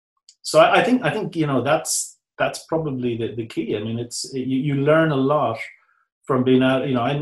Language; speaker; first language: English; native; English